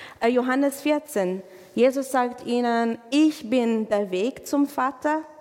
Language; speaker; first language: German; non-native, fluent; Arabic